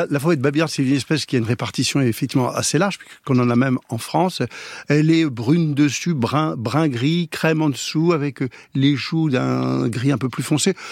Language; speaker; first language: French; native; French